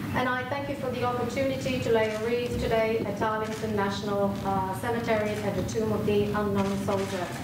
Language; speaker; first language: English; non-native, fluent; Bulgarian